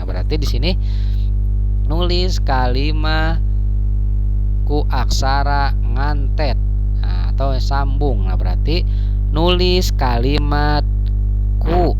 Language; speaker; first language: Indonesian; non-native, local second language; Sundanese